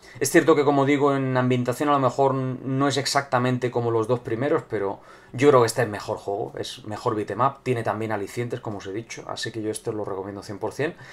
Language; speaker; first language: Spanish; native; Spanish